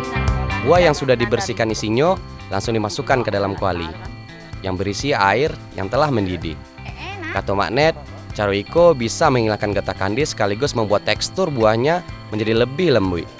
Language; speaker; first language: Indonesian; native; Indonesian